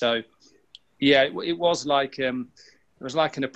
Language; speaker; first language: English; native; English